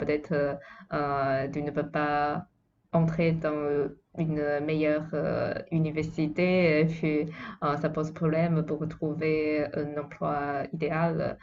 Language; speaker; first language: French; non-native, fluent; Chinese